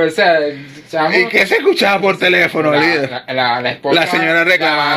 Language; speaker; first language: Spanish; native; Spanish